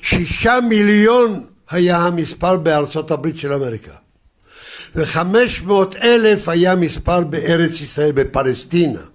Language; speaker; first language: Hebrew; early bilingual, other home language; Yiddish